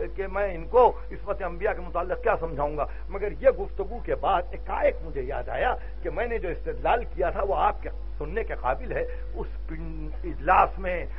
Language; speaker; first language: Urdu; native; Urdu